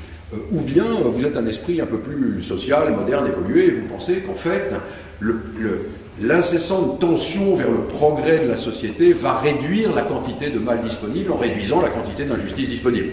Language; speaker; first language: French; native; French